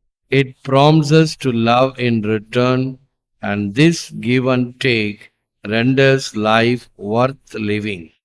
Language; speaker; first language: English; non-native, local second language; Tamil